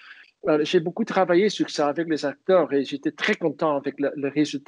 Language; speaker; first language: French; non-native, fluent; Dutch